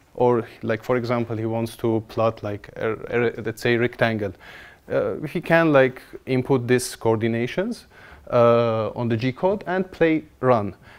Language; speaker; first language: English; non-native, fluent; Armenian